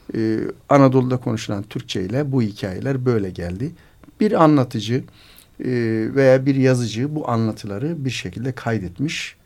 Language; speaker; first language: Turkish; native; Turkish